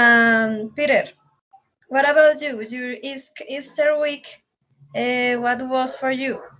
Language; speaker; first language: English; non-native, fluent; Spanish